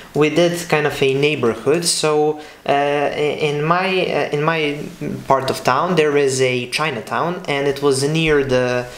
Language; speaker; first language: English; non-native, fluent; Serbian